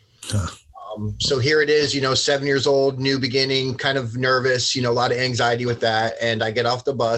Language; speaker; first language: English; native; English